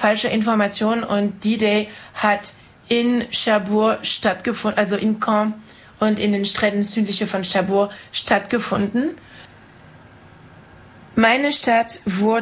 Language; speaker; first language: German; non-native, fluent; French